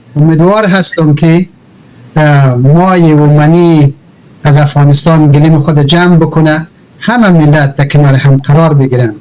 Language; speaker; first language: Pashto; non-native, local second language; Persian